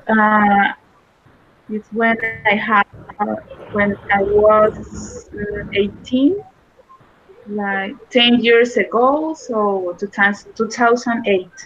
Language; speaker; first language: English; non-native, learner; Spanish